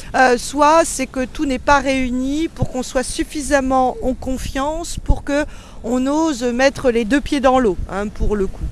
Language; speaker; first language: French; native; French